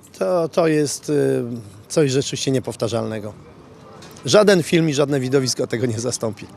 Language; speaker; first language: Polish; native; Polish